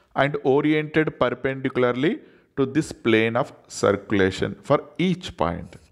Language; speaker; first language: English; non-native, local second language; Telugu